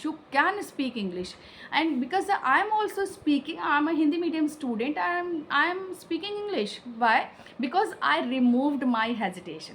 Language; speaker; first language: English; non-native, local second language; Hindi